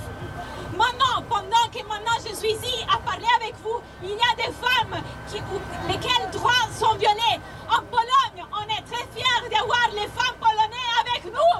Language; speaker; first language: French; non-native, learner; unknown